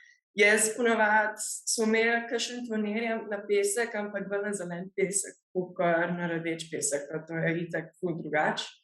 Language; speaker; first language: Slovenian; early bilingual, heritage; Slovenian